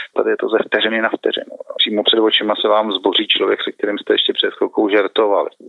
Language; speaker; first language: Czech; native; Czech